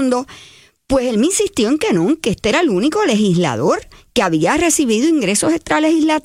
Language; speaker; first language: Spanish; native; Spanish